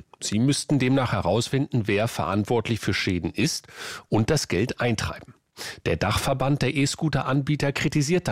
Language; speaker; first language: German; native; German